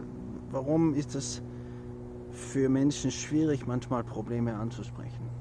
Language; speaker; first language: German; non-native, fluent; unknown